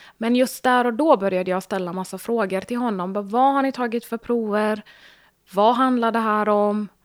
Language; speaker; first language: Swedish; early bilingual, other home language; Gujarati